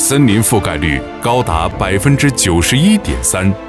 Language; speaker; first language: Chinese; native; Chinese